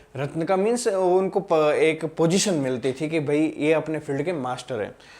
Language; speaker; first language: Hindi; non-native, local second language; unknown